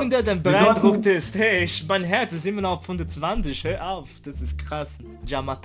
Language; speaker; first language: German; non-native, fluent; Portuguese